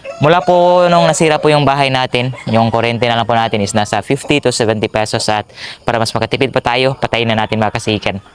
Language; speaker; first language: Filipino; non-native, local second language; Cebuano